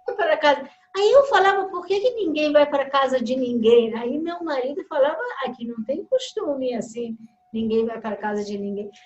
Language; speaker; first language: Portuguese; non-native, fluent; Persian